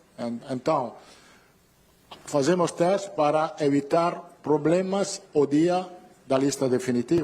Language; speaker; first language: Portuguese; non-native, learner; Italian